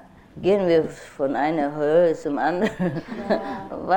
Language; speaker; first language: German; non-native, learner; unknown